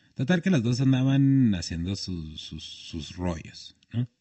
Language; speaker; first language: Spanish; native; Spanish